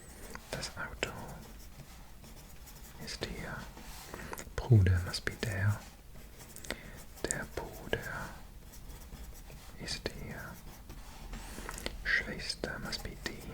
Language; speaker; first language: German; non-native, learner; English